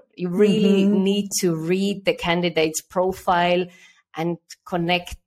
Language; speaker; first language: English; early bilingual, other home language; Estonian